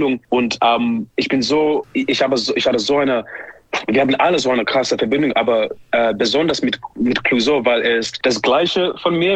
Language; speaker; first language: German; non-native, fluent; English